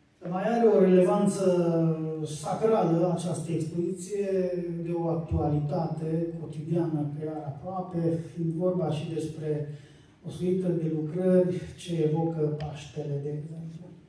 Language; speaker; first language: Romanian; non-native, local second language; Hungarian